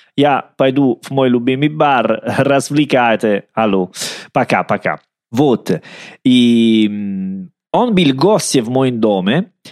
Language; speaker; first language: Russian; non-native, learner; Italian